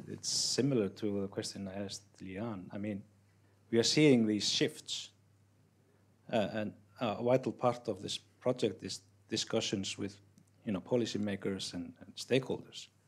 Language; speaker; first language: English; non-native, fluent; Icelandic